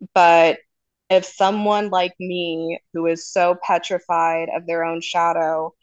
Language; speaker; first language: English; native; English